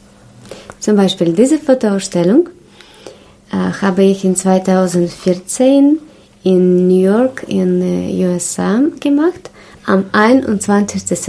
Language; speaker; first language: German; non-native, learner; Russian